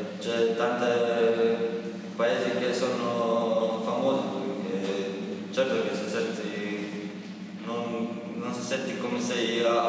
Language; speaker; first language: Italian; non-native, learner; Croatian